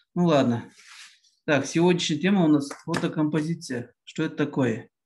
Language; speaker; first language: Russian; non-native, local second language; Kazakh